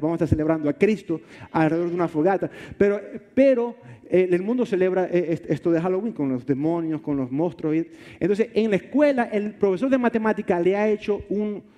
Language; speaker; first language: Spanish; early bilingual, heritage; Spanish